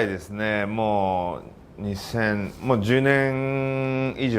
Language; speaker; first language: Japanese; native; Japanese